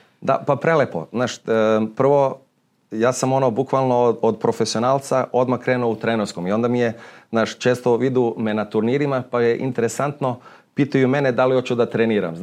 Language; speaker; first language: Serbian; early bilingual, heritage; Serbian